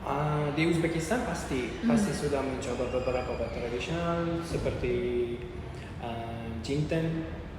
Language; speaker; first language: Indonesian; non-native, learner; Uzbek